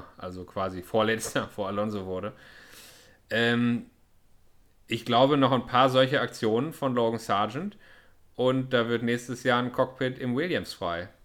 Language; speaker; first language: German; native; German